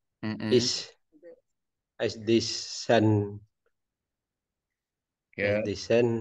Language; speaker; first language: English; non-native, learner; Indonesian